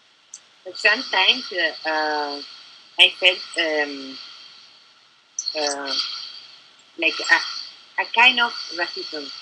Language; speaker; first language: English; non-native, learner; Spanish